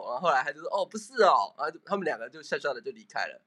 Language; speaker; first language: Chinese; native; Chinese